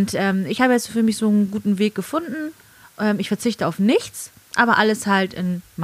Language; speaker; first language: German; native; German